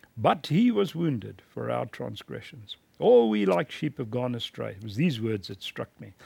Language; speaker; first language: English; native; English